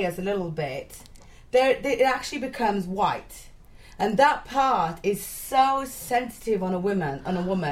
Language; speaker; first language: English; native; English